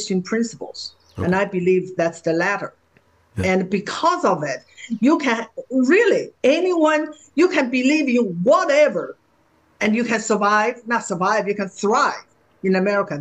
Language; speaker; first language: English; non-native, fluent; Chinese